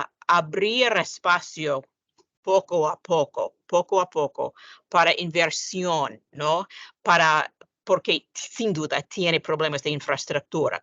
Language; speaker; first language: Spanish; non-native, fluent; English